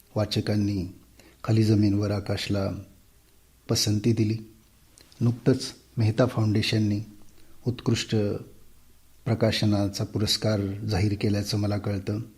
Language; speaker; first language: Marathi; native; Marathi